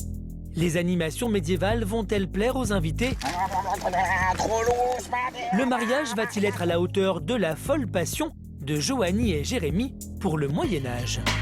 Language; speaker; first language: French; native; French